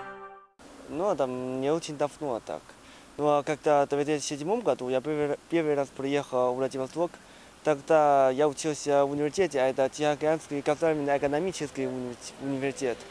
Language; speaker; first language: Russian; non-native, learner; Chinese